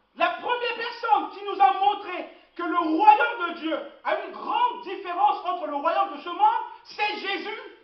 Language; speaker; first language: French; non-native, local second language; Lingala